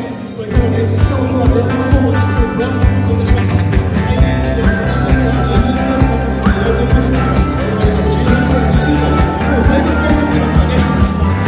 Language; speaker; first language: Japanese; native; Japanese